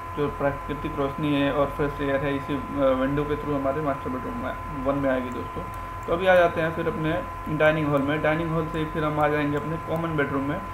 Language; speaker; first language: Hindi; native; Hindi